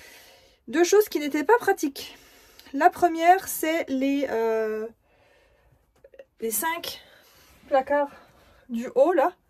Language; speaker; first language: French; native; French